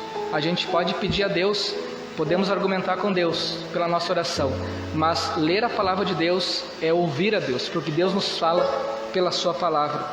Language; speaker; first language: Portuguese; native; Portuguese